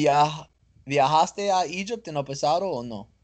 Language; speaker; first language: Spanish; non-native, learner; English